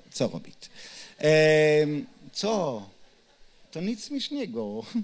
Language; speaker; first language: Polish; non-native, learner; Hebrew